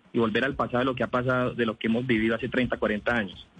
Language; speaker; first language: Spanish; native; Spanish